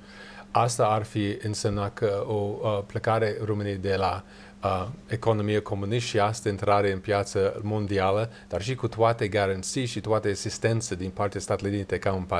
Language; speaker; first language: Romanian; non-native, learner; English